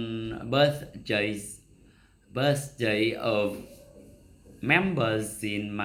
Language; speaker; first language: English; non-native, learner; Vietnamese